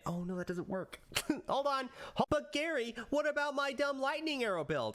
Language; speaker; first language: English; native; English